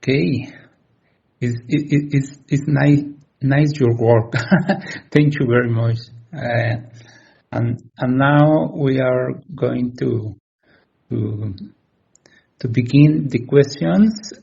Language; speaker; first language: English; non-native, learner; Spanish